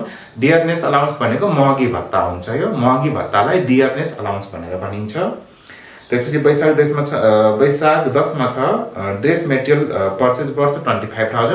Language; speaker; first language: Nepali; native; Nepali